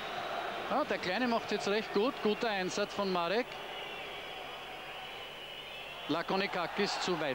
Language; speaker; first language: German; native; German